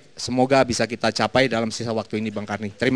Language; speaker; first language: Indonesian; native; Indonesian